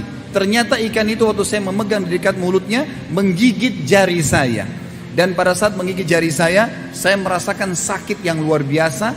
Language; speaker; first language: Indonesian; native; Indonesian